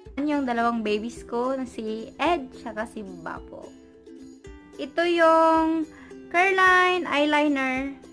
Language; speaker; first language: Filipino; non-native, local second language; Cebuano